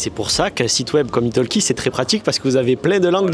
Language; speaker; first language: French; native; French